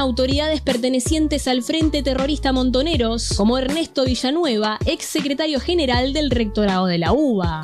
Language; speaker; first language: Spanish; native; Spanish